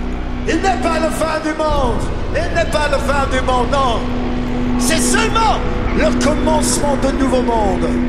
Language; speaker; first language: French; non-native, learner; English